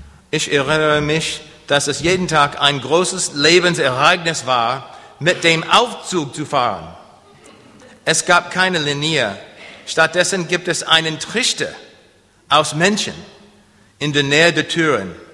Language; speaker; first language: German; non-native, learner; English